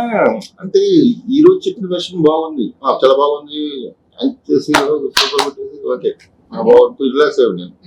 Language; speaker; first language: Telugu; native; Telugu